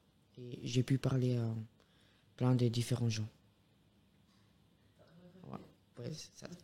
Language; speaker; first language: French; non-native, fluent; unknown